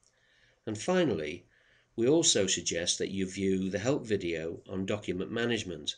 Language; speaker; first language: English; native; English